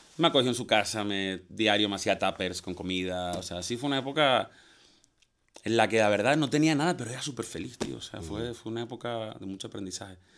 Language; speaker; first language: Spanish; native; Spanish